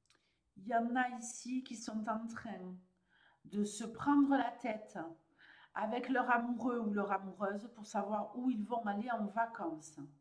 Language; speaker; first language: French; native; French